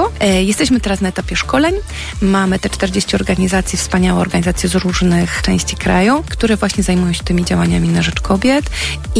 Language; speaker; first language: Polish; native; Polish